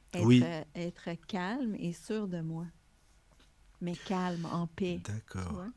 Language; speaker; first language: French; native; French